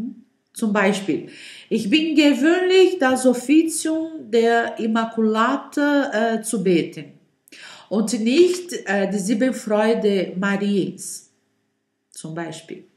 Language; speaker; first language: German; non-native, learner; Portuguese